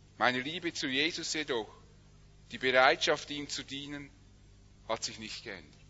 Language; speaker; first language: German; native; German